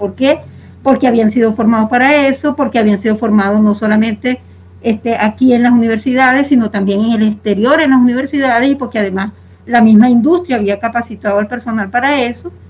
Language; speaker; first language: Spanish; native; Spanish